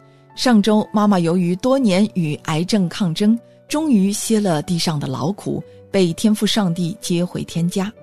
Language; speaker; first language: Chinese; native; Chinese